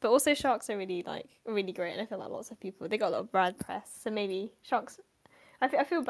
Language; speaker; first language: English; native; English